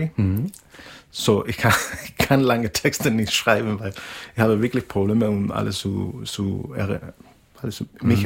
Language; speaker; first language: German; non-native, fluent; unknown